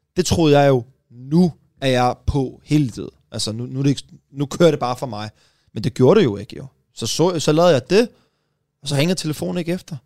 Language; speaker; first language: Danish; early bilingual, other home language; Persian